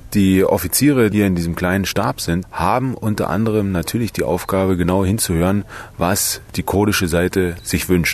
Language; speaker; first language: German; native; German